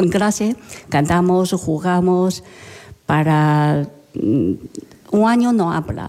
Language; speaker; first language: Spanish; non-native, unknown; Chinese